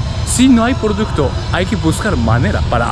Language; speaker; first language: Spanish; non-native, learner; Japanese